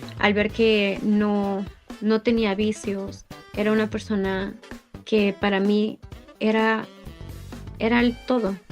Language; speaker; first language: Spanish; native; Spanish